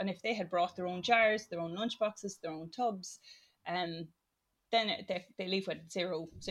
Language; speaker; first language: English; native; English